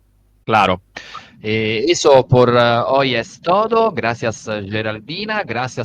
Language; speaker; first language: Spanish; non-native, fluent; Italian